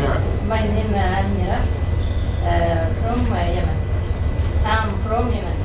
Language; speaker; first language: English; non-native, learner; Arabic